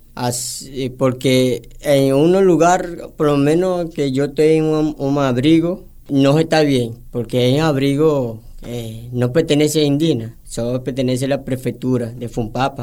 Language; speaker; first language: Spanish; non-native, local second language; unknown